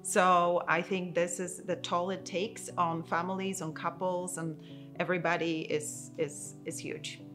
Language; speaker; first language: English; non-native, fluent; Polish